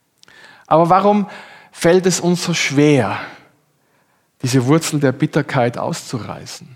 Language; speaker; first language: German; native; German